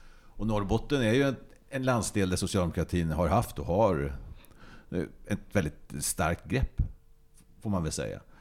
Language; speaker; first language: Swedish; native; Swedish